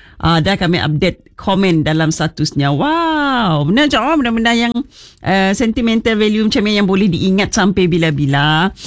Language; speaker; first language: Malay; native; Malay